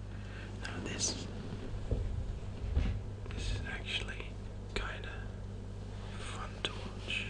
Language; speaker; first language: English; non-native, fluent; Danish